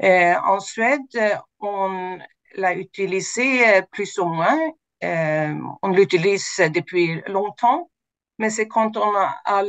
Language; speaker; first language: French; non-native, fluent; Swedish